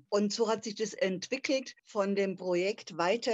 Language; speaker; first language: German; native; German